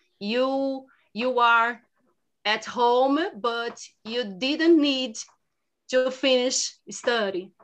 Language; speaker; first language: English; non-native, learner; Portuguese